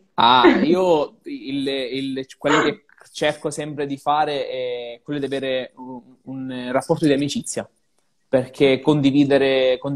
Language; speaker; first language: Italian; native; Italian